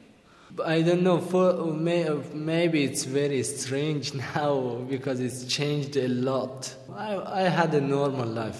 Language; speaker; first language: English; non-native, learner; Persian